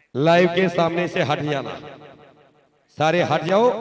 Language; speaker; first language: Hindi; non-native, local second language; Marathi